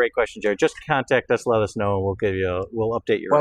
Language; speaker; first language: English; native; English